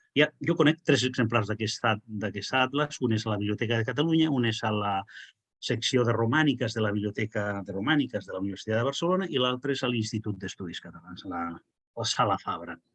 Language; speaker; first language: Catalan; non-native, local second language; Spanish